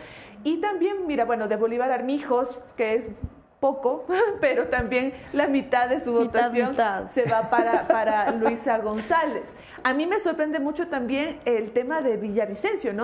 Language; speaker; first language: Spanish; native; Spanish